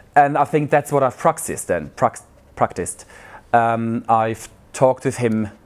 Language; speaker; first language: English; non-native, fluent; Swiss German